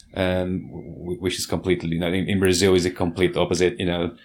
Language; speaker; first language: English; non-native, fluent; Portuguese